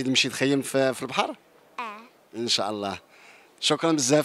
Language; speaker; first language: Arabic; native; Arabic